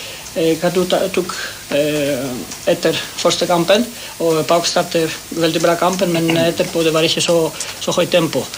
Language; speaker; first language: Norwegian; non-native, fluent; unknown